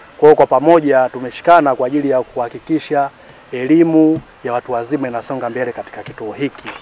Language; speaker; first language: Swahili; native; Swahili